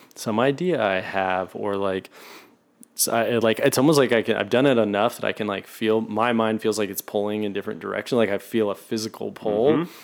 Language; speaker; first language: English; native; English